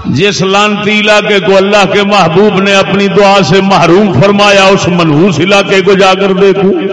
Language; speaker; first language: Urdu; non-native, local second language; Punjabi